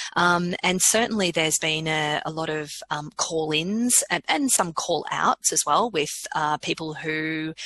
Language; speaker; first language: English; native; English